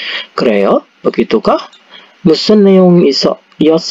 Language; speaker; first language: Korean; non-native, learner; Indonesian